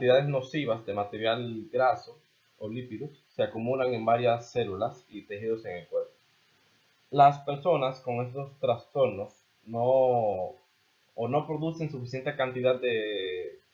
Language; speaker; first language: Spanish; native; Spanish